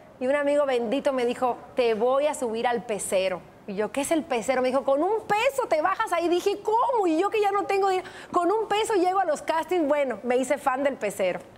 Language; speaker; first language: Spanish; native; Spanish